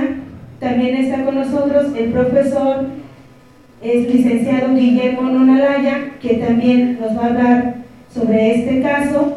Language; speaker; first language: Spanish; native; Spanish